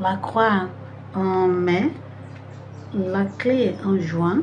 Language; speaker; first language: French; non-native, fluent; Portuguese